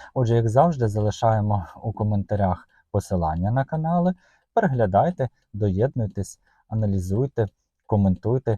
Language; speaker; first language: Ukrainian; native; Ukrainian